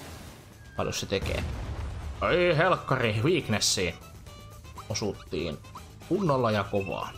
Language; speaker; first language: Finnish; native; Finnish